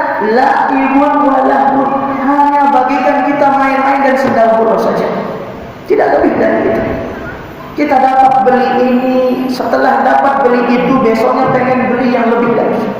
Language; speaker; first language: Indonesian; native; Indonesian